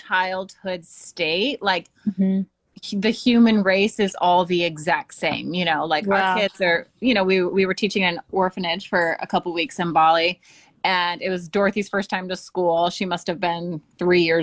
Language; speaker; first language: English; native; English